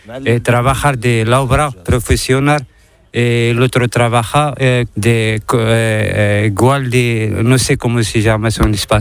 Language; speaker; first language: Spanish; non-native, learner; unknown